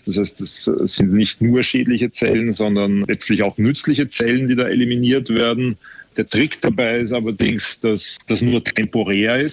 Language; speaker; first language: German; native; German